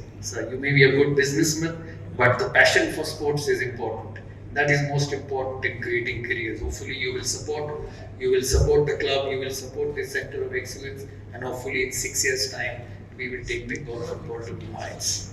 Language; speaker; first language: English; non-native, local second language; Bangla